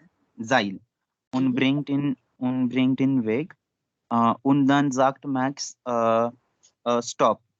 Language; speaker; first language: German; non-native, learner; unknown